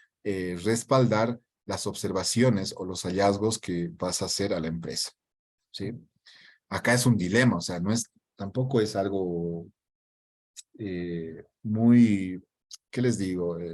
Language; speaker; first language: Spanish; native; Spanish